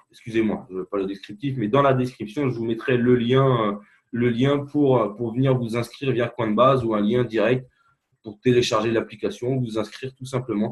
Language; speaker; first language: French; native; French